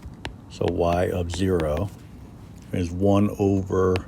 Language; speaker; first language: English; native; English